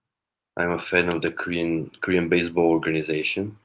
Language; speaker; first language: English; non-native, fluent; Korean